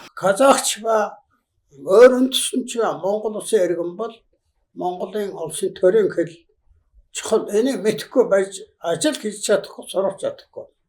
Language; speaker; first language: Mongolian; non-native, local second language; Kazakh